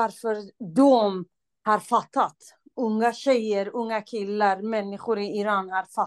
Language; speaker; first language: Swedish; non-native, fluent; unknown